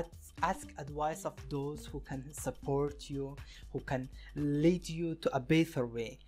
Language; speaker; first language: English; non-native, fluent; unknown